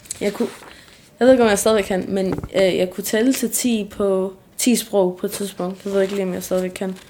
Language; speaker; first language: Danish; early bilingual, other home language; Arabic